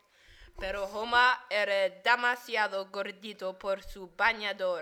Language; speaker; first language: Spanish; non-native, learner; English